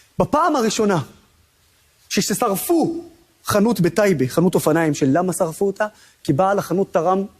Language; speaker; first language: Hebrew; non-native, local second language; Arabic